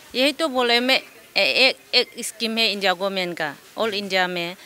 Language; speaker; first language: Hindi; non-native, local second language; Manipuri